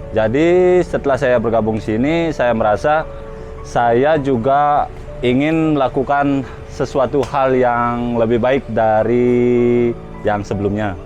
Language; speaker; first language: Indonesian; non-native, local second language; Balinese